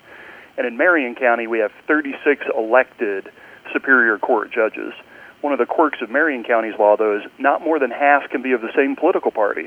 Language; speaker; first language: English; native; English